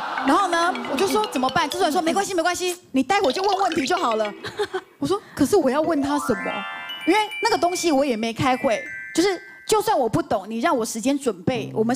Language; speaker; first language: Chinese; native; Chinese